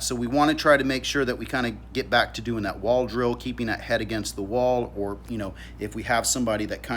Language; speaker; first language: English; native; English